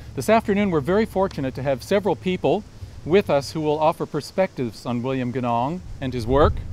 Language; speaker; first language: English; native; English